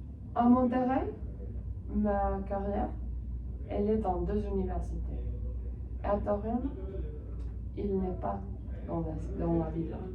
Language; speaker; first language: French; non-native, fluent; Spanish